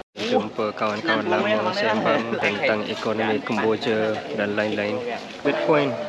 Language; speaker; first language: Malay; non-native, fluent; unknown